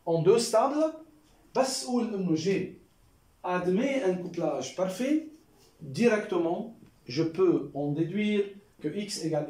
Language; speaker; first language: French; non-native, local second language; Arabic